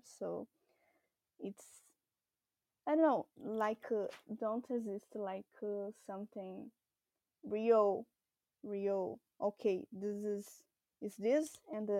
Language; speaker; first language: English; non-native, learner; Portuguese